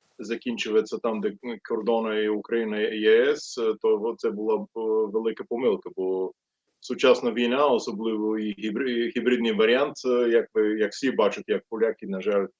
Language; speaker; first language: Ukrainian; non-native, fluent; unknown